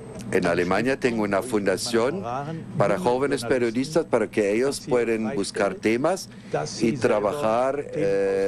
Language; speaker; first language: Spanish; non-native, fluent; German